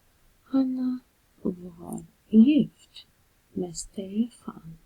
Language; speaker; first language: Swedish; non-native, fluent; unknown